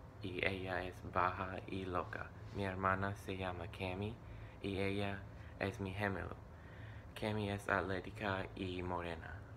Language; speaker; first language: Spanish; non-native, learner; English